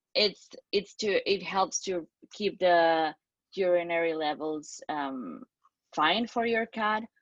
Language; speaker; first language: English; non-native, fluent; Spanish